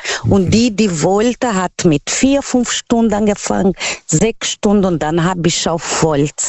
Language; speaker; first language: German; non-native, fluent; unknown